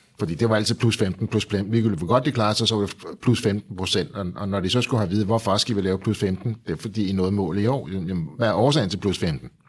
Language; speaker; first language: Danish; native; Danish